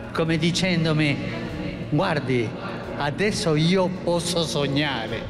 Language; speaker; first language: Italian; non-native, fluent; Spanish